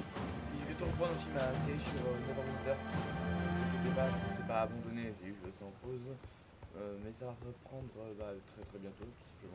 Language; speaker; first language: French; native; French